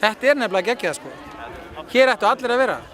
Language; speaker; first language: Icelandic; native; Icelandic